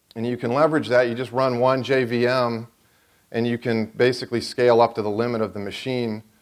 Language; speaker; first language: English; native; English